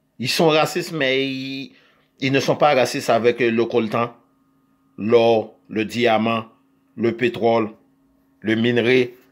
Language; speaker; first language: French; non-native, local second language; Haitian Creole